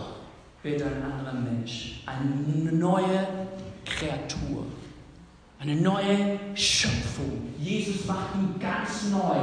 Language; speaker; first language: German; non-native, fluent; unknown